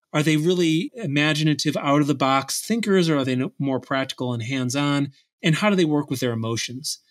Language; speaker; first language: English; native; English